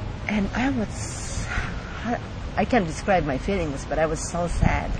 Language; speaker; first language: English; non-native, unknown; Japanese